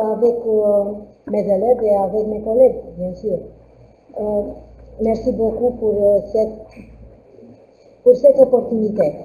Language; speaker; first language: French; non-native, learner; Romanian